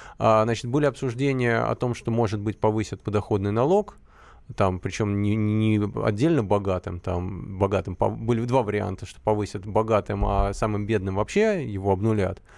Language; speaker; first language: Russian; native; Russian